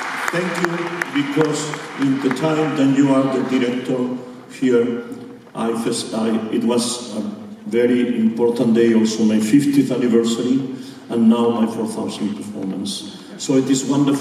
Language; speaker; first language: English; non-native, fluent; Spanish